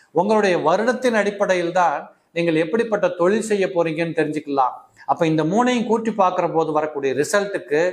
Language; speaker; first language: Tamil; native; Tamil